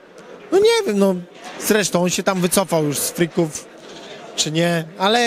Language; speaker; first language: Polish; native; Polish